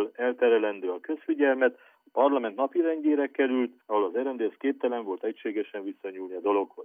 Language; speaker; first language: Hungarian; native; Hungarian